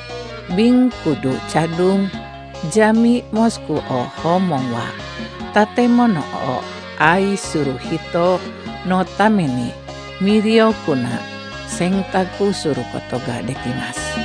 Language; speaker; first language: Japanese; non-native, fluent; Indonesian